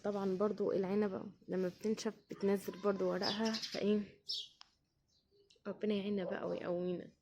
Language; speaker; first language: Arabic; native; Arabic